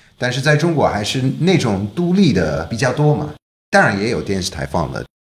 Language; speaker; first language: Chinese; non-native, fluent; English